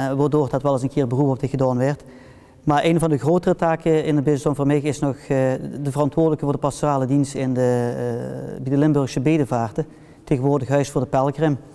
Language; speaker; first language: Dutch; early bilingual, heritage; Dutch